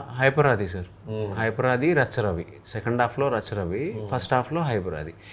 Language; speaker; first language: Telugu; native; Telugu